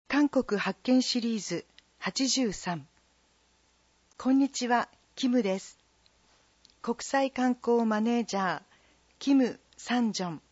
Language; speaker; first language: Japanese; non-native, fluent; Korean